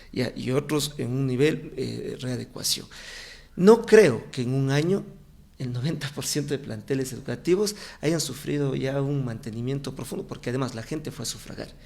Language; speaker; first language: Spanish; native; Spanish